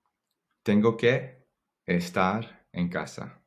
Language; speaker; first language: Spanish; non-native, fluent; English